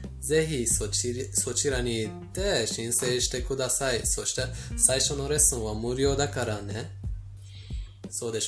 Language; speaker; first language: Japanese; non-native, fluent; Persian